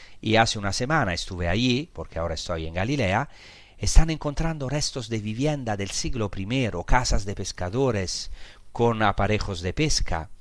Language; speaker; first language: Spanish; non-native, fluent; Italian